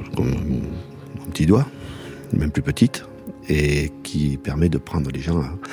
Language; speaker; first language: French; native; French